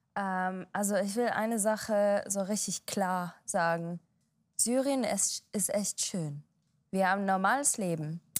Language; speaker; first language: German; non-native, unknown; Arabic